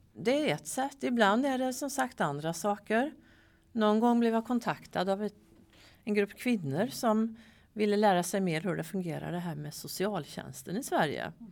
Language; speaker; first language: Swedish; native; Swedish